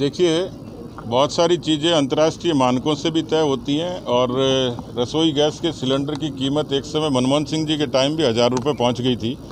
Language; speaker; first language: Hindi; native; Hindi